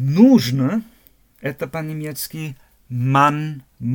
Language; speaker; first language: Russian; non-native, fluent; German